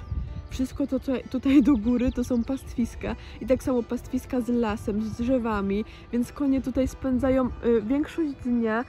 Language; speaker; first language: Polish; native; Polish